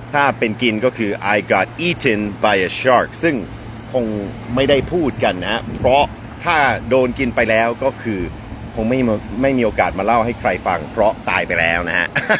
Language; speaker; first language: Thai; non-native, fluent; English